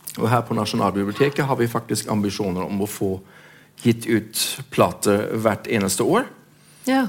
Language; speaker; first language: Norwegian; non-native, fluent; German